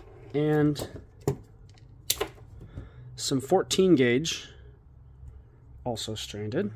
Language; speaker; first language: English; native; English